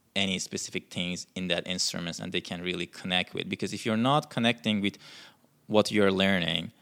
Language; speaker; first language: English; non-native, fluent; Persian